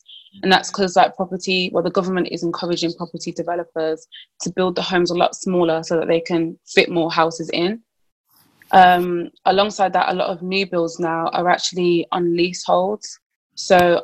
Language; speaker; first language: English; native; English